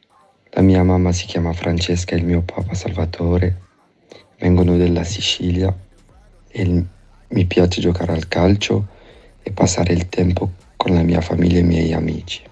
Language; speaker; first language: Italian; early bilingual, heritage; Italian